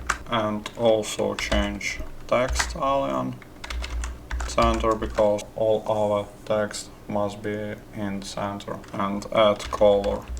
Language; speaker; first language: English; non-native, fluent; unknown